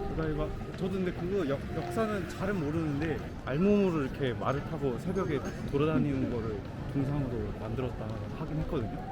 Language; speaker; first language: Korean; native; Korean